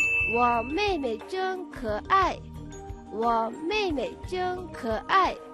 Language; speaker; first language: Chinese; non-native, fluent; Mongolian